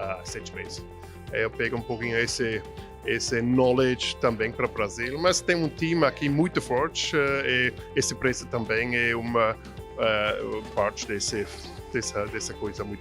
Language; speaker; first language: Portuguese; non-native, fluent; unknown